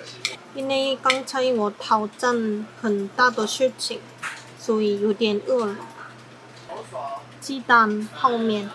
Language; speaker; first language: Chinese; non-native, learner; Korean